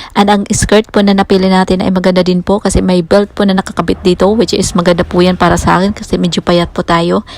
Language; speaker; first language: Filipino; non-native, local second language; Waray